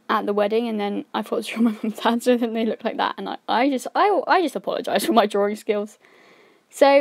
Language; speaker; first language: English; native; English